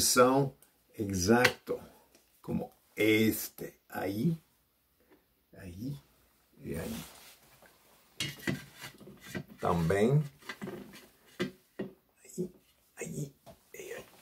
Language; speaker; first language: Portuguese; non-native, learner; Spanish